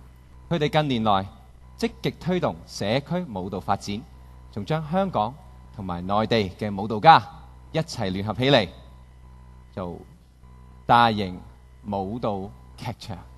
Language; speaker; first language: Chinese; non-native, local second language; Cantonese